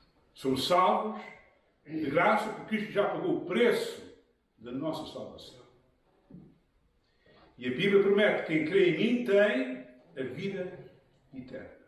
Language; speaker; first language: Portuguese; native; Portuguese